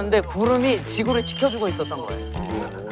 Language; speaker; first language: Korean; native; Korean